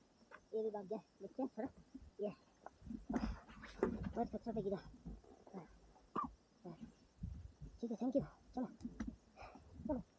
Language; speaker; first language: Hindi; non-native, local second language; Bangla